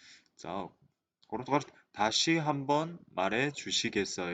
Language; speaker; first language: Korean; non-native, fluent; Mongolian